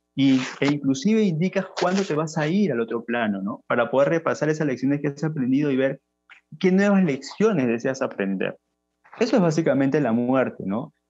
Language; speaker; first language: Spanish; native; Spanish